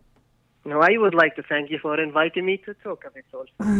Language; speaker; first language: English; non-native, fluent; Arabic